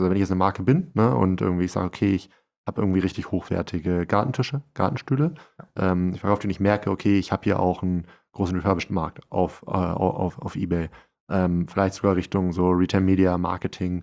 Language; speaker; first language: German; native; German